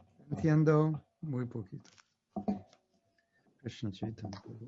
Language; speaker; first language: Spanish; non-native, learner; English